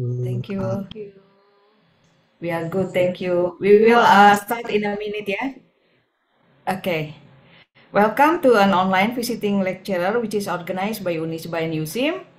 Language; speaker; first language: English; non-native, fluent; Indonesian